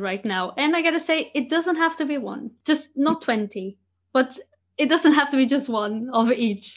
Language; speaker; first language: English; non-native, fluent; Portuguese